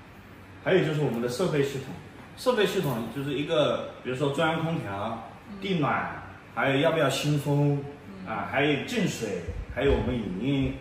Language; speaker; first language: Chinese; native; Chinese